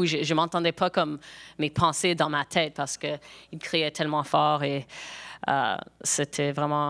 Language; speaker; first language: French; non-native, local second language; English